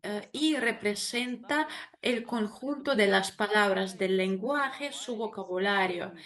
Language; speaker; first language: Spanish; non-native, fluent; Russian